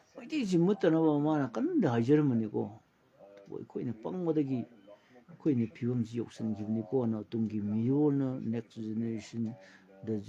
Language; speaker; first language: Manipuri; native; Manipuri